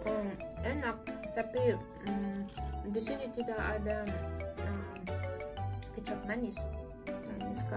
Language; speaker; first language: Indonesian; non-native, learner; Russian